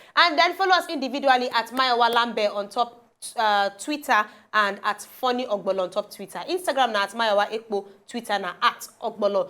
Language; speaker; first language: Nigerian Pidgin; non-native, local second language; Yoruba